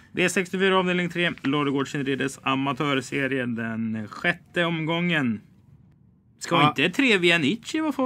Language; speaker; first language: Swedish; native; Swedish